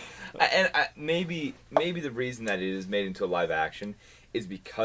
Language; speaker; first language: English; native; English